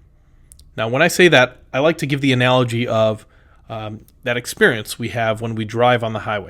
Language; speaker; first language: English; native; English